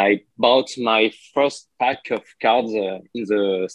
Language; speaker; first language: English; non-native, learner; French